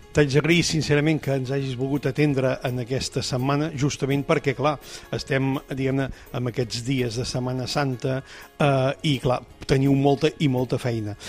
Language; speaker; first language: Catalan; native; Catalan